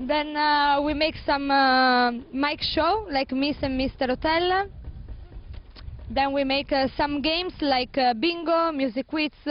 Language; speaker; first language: English; non-native, learner; Italian